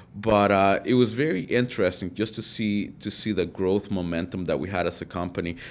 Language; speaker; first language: English; early bilingual, other home language; Spanish